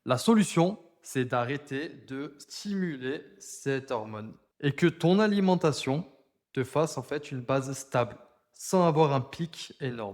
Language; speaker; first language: French; native; French